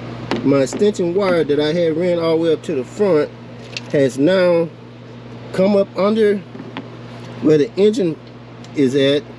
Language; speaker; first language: English; native; English